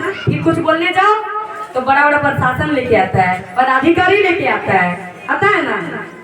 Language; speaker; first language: Hindi; native; Hindi